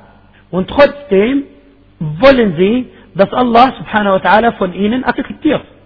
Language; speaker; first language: German; non-native, fluent; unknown